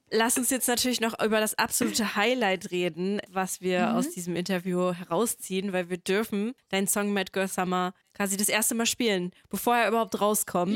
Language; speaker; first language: German; native; German